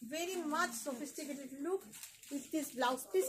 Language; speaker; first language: English; non-native, local second language; Bangla